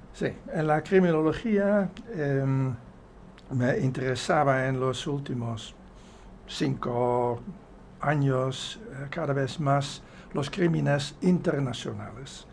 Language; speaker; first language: Spanish; non-native, fluent; Dutch